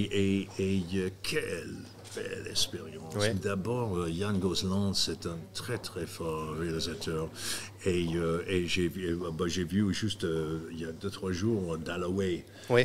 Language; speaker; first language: French; non-native, fluent; English